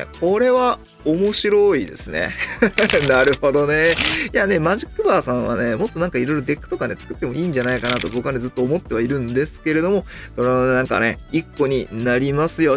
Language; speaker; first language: Japanese; native; Japanese